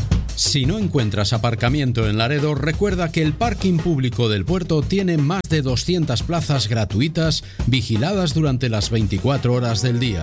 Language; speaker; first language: Spanish; native; Spanish